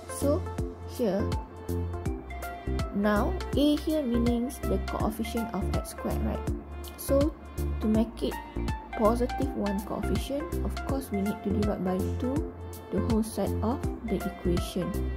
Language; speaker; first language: English; non-native, local second language; Malay